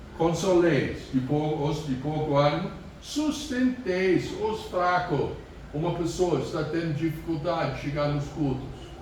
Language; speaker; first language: Portuguese; non-native, fluent; English